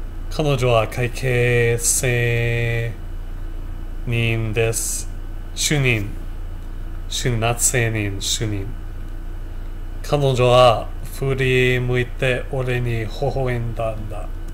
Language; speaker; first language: Japanese; non-native, learner; English